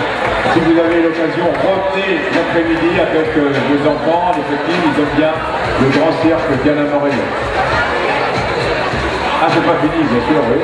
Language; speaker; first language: French; native; French